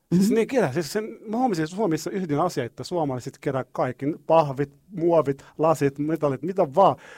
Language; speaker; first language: Finnish; non-native, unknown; Arabic